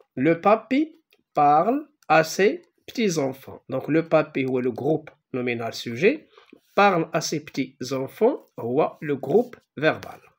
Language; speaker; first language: French; non-native, local second language; Arabic